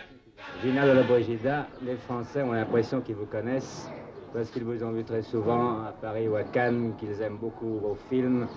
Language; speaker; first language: French; native; French